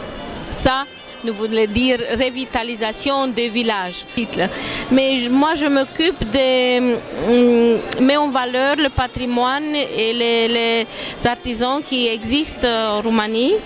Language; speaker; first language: French; non-native, fluent; Romanian